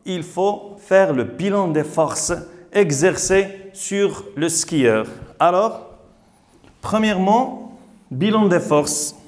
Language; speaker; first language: French; non-native, local second language; Arabic